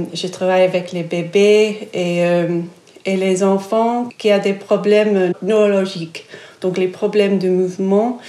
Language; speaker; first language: French; non-native, fluent; English